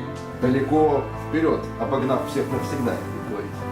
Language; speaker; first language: Russian; native; Russian